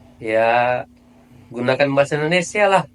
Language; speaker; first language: Indonesian; native; Indonesian